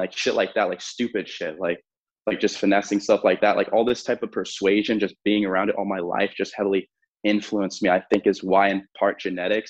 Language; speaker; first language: English; native; English